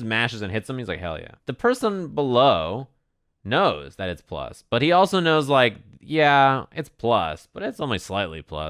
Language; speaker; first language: English; native; English